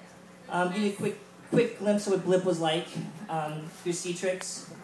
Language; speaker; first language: English; native; English